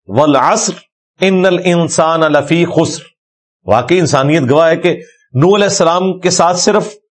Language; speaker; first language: Urdu; non-native, local second language; Punjabi